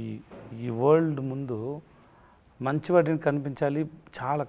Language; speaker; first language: Telugu; non-native, learner; Tamil